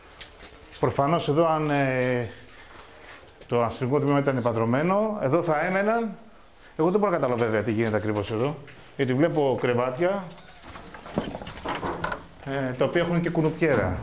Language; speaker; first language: Greek; native; Greek